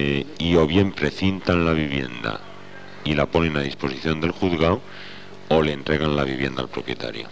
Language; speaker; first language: Spanish; native; Spanish